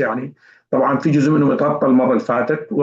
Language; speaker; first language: Arabic; native; Arabic